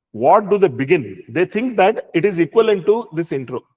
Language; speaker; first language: English; non-native, local second language; Kannada